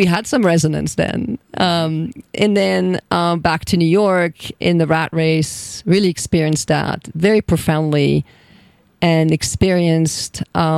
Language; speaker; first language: English; non-native, fluent; French